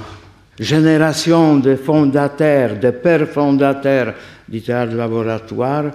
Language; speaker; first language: French; non-native, fluent; Polish